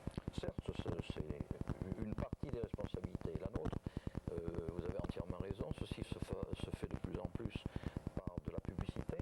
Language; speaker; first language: French; native; French